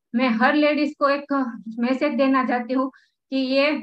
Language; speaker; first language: Hindi; non-native, local second language; Gujarati